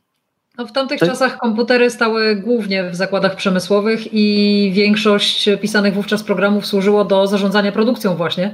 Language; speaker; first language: Polish; native; Polish